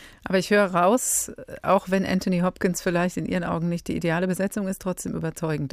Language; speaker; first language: German; native; German